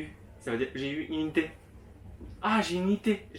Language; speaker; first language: French; non-native, fluent; Chinese